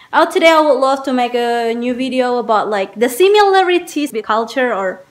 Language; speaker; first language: English; non-native, learner; Indonesian